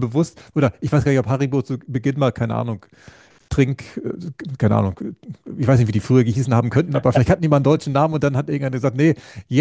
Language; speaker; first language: German; native; German